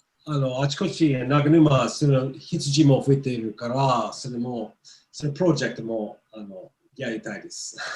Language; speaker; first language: Japanese; non-native, learner; English